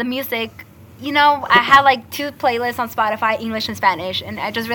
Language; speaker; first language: English; non-native, fluent; Spanish